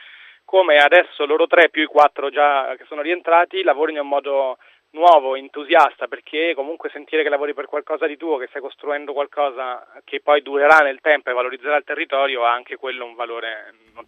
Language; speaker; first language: Italian; native; Italian